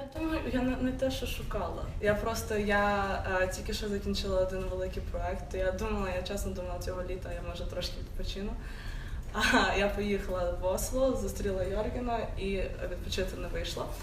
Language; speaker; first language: Ukrainian; non-native, local second language; English